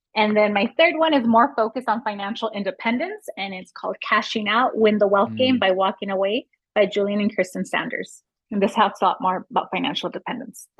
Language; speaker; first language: English; native; English